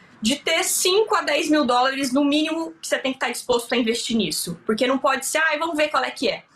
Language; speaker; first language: Portuguese; native; Portuguese